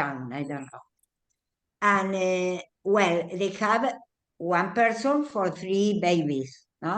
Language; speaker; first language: English; non-native, learner; Spanish